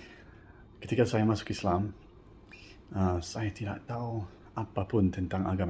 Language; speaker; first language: Indonesian; non-native, fluent; English